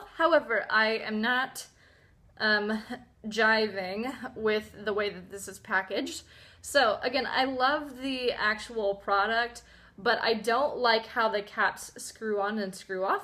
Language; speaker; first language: English; native; English